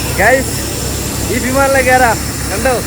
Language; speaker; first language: Malayalam; non-native, learner; Bangla